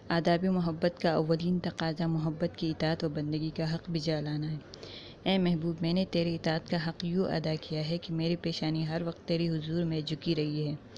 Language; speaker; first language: Urdu; non-native, local second language; Pashto